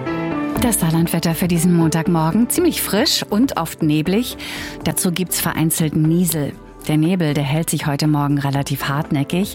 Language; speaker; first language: German; native; German